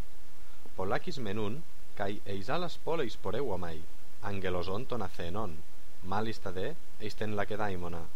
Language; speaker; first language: Greek; non-native, fluent; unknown